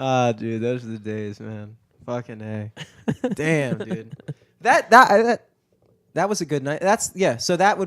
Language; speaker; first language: English; native; English